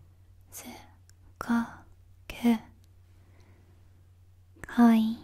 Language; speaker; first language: Japanese; non-native, learner; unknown